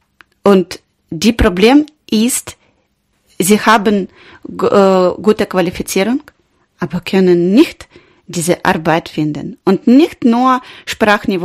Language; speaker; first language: German; non-native, learner; Ukrainian